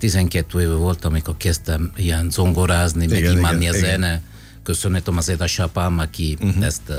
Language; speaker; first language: Hungarian; non-native, fluent; Italian